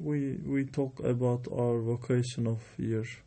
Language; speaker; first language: English; non-native, learner; Turkish